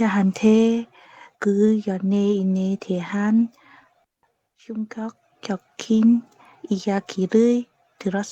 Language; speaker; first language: Korean; non-native, learner; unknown